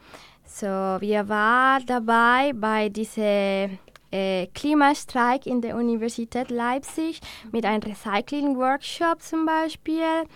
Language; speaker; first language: German; non-native, learner; Spanish